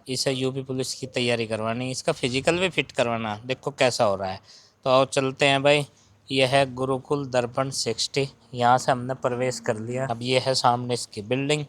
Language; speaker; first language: Hindi; native; Hindi